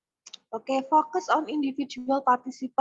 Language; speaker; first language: English; non-native, fluent; Indonesian